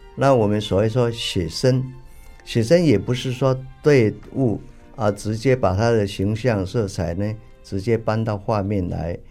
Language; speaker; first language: Chinese; native; Chinese